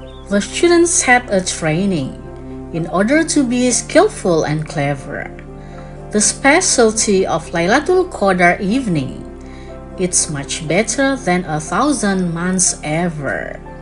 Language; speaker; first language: English; non-native, fluent; Indonesian